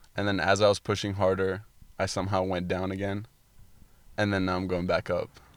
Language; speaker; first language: English; early bilingual, other home language; Arabic